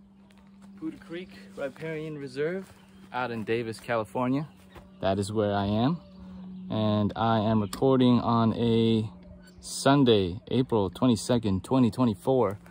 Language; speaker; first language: English; native; English